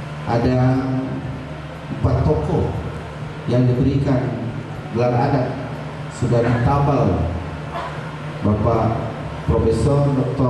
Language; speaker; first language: Indonesian; native; Indonesian